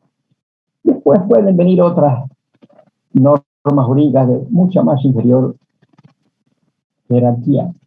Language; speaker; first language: Spanish; native; Spanish